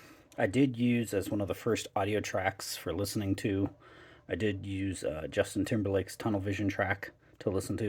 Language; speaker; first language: English; native; English